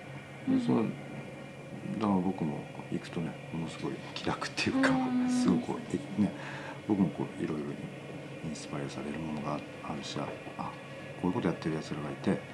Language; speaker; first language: Japanese; native; Japanese